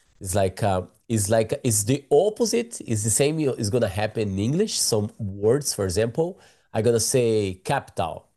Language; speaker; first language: English; non-native, learner; Portuguese